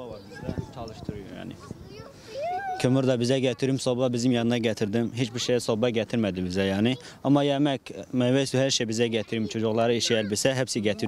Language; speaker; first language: Turkish; non-native, learner; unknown